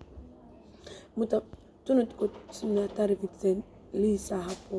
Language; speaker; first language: Finnish; non-native, learner; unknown